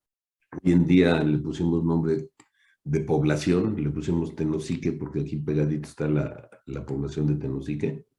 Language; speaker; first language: Spanish; native; Spanish